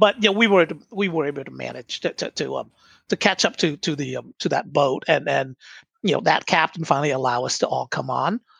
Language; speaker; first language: English; early bilingual, other home language; Vietnamese